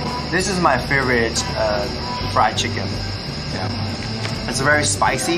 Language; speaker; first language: English; non-native, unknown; Chinese